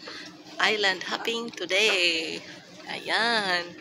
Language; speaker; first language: English; non-native, local second language; Filipino